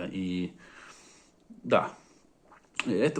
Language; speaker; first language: Russian; non-native, learner; English